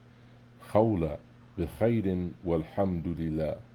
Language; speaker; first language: Arabic; non-native, fluent; English